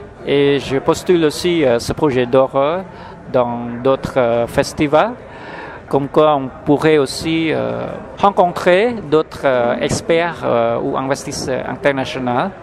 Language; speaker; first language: French; non-native, fluent; Khmer